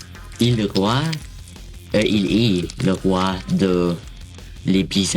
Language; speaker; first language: French; non-native, learner; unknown